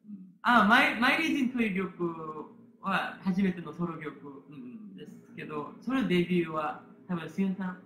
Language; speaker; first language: Japanese; non-native, learner; Korean